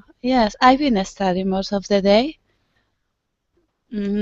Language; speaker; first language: English; non-native, learner; Spanish